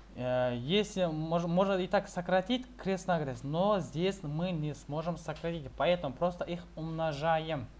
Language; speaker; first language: Russian; non-native, local second language; Kazakh